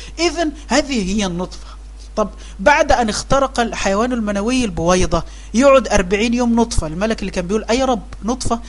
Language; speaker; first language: Arabic; native; Arabic